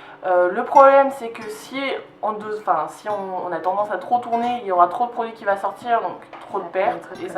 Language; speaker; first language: French; native; French